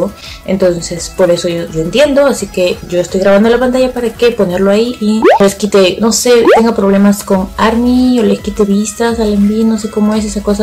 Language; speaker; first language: Spanish; native; Spanish